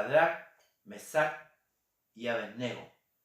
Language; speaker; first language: Spanish; native; Spanish